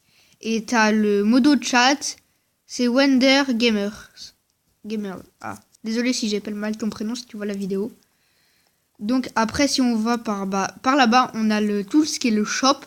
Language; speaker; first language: French; native; French